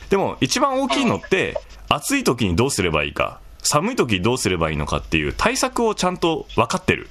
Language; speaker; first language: Japanese; native; Japanese